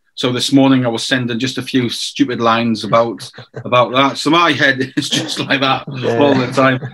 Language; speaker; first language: English; native; English